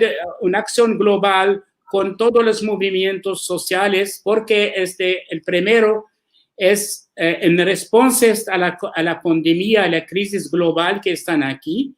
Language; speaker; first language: Spanish; non-native, learner; Arabic